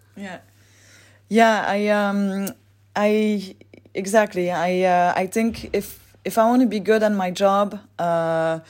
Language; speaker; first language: English; non-native, fluent; French